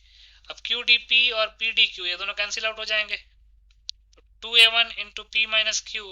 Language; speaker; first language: Hindi; native; Hindi